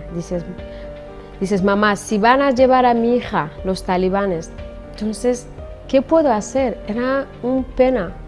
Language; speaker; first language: Spanish; non-native, learner; Persian